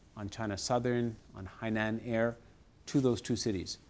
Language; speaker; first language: English; native; English